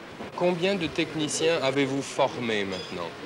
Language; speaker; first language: French; native; French